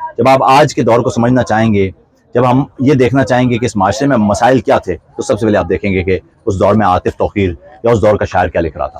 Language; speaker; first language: Urdu; native; Urdu